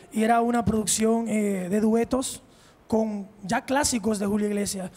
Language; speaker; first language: Spanish; early bilingual, heritage; Spanish